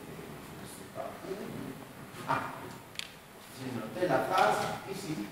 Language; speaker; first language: French; non-native, learner; Spanish